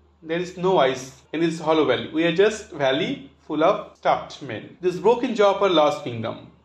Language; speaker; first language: English; non-native, local second language; Bangla